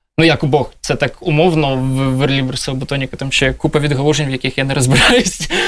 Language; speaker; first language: Ukrainian; non-native, local second language; Russian